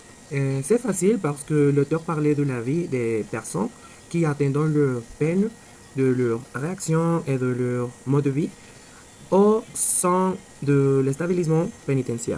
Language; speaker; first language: French; non-native, learner; Spanish